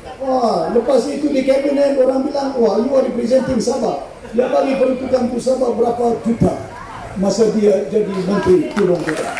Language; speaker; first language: Malay; non-native, local second language; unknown